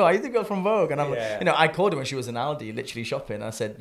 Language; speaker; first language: English; native; English